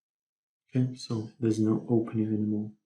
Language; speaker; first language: English; non-native, fluent; Lithuanian